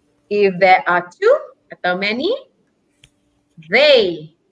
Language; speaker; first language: English; non-native, local second language; Malay